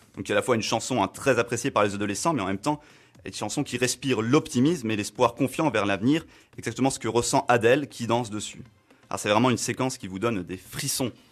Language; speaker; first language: French; native; French